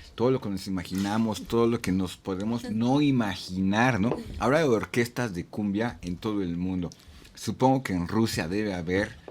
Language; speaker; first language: Spanish; native; Spanish